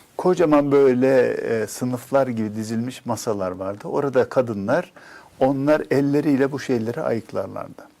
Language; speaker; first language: Turkish; native; Turkish